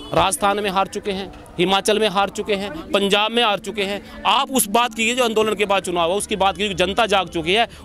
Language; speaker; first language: Hindi; native; Hindi